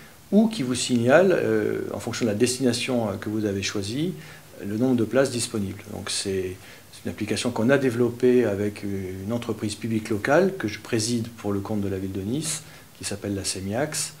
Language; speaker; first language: French; native; French